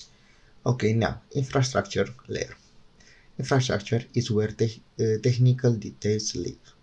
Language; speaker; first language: English; non-native, fluent; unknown